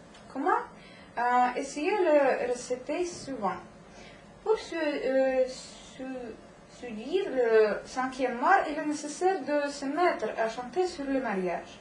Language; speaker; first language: French; non-native, learner; Russian